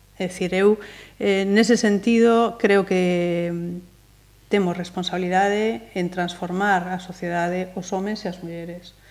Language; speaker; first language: Galician; native; Galician